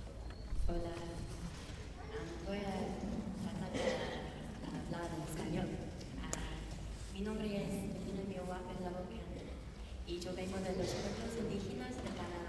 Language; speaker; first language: Spanish; non-native, learner; English